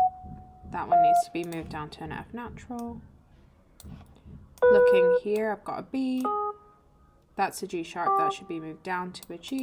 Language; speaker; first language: English; native; English